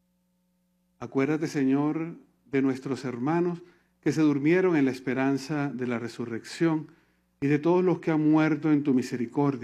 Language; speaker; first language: Spanish; native; Spanish